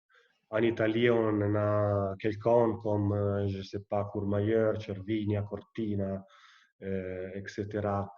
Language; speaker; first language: French; non-native, fluent; Italian